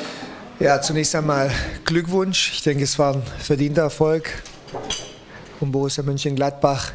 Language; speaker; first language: German; early bilingual, other home language; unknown